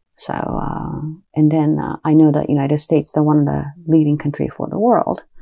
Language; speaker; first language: English; early bilingual, other home language; Japanese